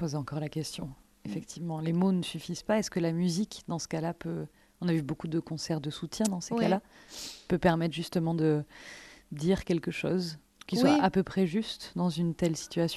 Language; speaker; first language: French; native; French